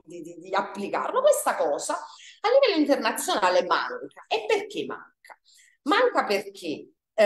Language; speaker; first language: Italian; native; Italian